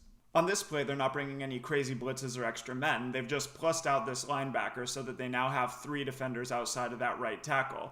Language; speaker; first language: English; native; English